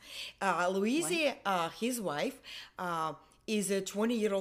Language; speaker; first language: English; non-native, fluent; Russian